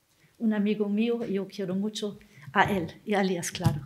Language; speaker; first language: Spanish; non-native, learner; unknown